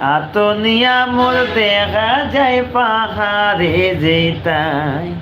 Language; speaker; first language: Bangla; native; Bangla